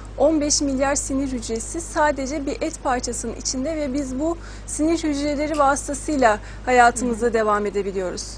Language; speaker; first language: Turkish; native; Turkish